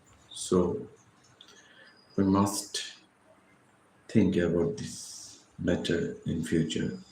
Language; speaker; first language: English; non-native, local second language; Bangla